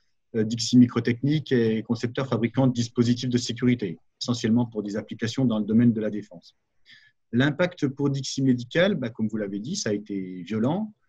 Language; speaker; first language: French; native; French